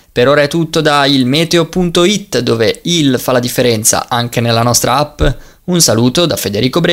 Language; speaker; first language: Italian; native; Italian